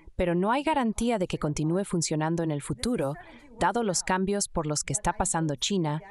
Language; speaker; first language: Spanish; non-native, fluent; Indonesian